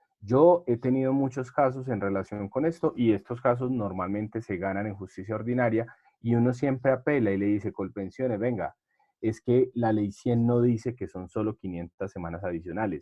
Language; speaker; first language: Spanish; native; Spanish